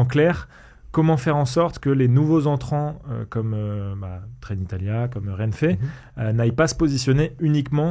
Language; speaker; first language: French; native; French